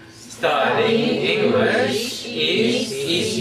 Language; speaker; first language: English; non-native, fluent; Korean